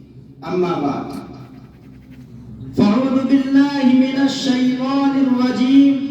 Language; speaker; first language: Arabic; non-native, learner; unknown